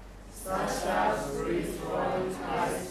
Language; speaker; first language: German; non-native, learner; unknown